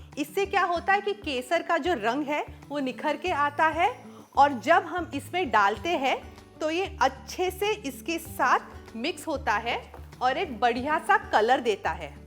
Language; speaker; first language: Hindi; non-native, local second language; Marathi